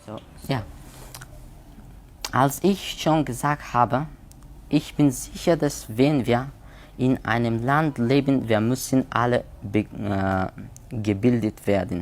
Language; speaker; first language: German; non-native, learner; Hazaragi